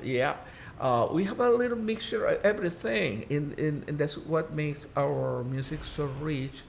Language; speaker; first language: English; non-native, fluent; Spanish